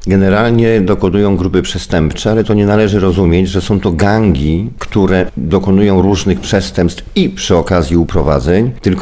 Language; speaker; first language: Polish; native; Polish